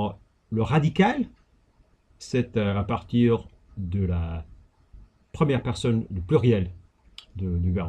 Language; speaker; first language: French; non-native, fluent; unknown